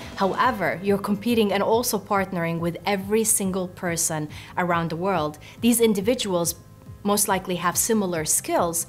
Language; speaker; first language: English; non-native, fluent; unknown